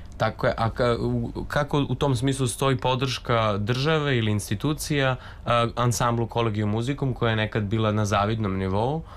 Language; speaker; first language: Serbian; native; Serbian